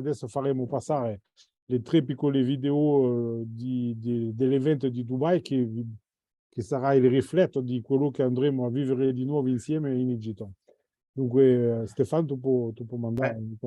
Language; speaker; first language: Italian; non-native, fluent; French